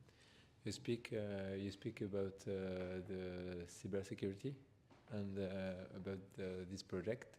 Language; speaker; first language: English; non-native, learner; French